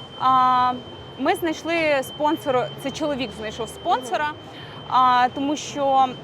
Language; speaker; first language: Ukrainian; native; Ukrainian